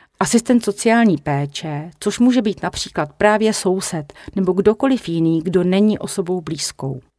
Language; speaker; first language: Czech; native; Czech